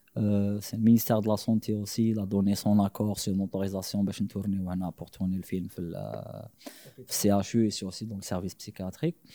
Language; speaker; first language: French; non-native, local second language; Arabic